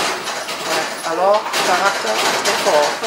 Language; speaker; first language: French; non-native, learner; German